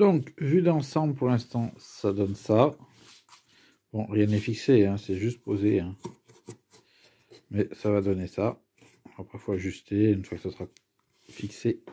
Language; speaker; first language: French; native; French